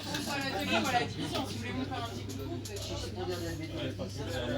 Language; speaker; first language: French; native; French